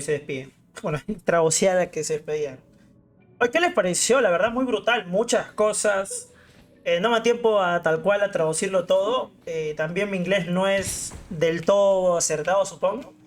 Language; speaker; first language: Spanish; native; Spanish